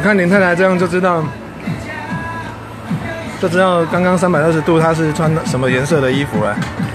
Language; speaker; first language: Chinese; native; Chinese